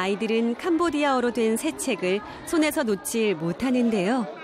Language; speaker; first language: Korean; native; Korean